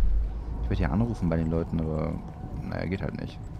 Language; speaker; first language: German; native; German